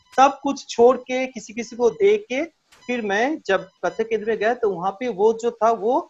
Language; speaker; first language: Hindi; non-native, local second language; Bangla